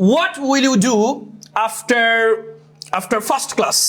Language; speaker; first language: English; non-native, fluent; Bangla